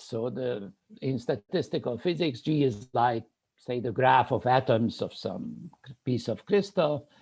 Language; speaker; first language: English; non-native, fluent; Hungarian